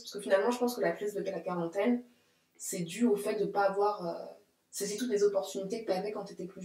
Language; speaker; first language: French; native; French